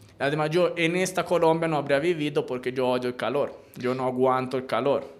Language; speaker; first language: Spanish; non-native, fluent; Italian